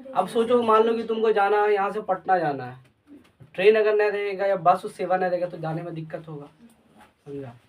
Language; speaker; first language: Hindi; native; Hindi